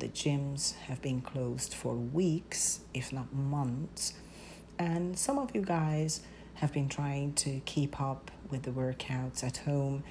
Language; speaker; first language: English; non-native, fluent; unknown